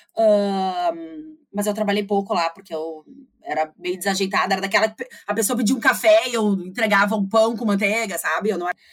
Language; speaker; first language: Portuguese; native; Portuguese